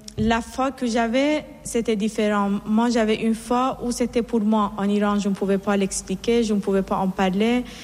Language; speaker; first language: French; non-native, fluent; Persian